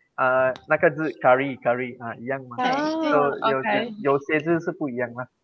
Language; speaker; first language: Chinese; non-native, local second language; Tamil